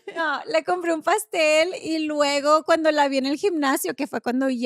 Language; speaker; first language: Spanish; early bilingual, other home language; English